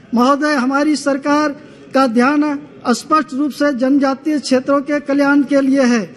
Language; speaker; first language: Hindi; native; Hindi